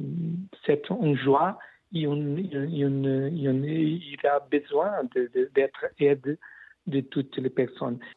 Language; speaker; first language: French; non-native, learner; Portuguese